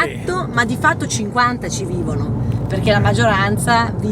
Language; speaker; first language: Italian; native; Italian